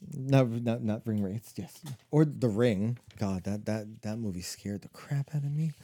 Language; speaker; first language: English; native; English